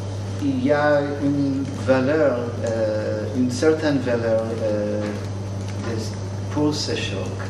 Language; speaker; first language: French; non-native, fluent; English